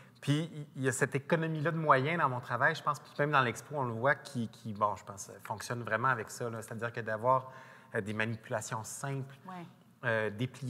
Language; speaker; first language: French; native; French